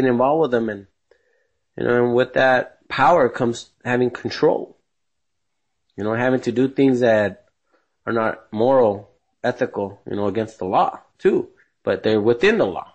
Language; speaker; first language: English; native; English